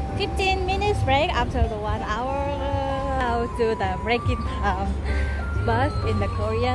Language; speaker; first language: English; non-native, learner; Vietnamese